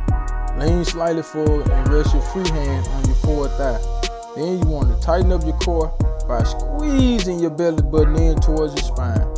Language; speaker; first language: English; native; English